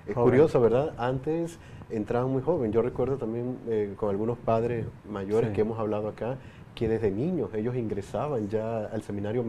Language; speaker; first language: Spanish; native; Spanish